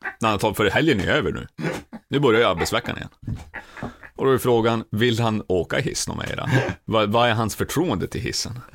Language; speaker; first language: Swedish; native; Swedish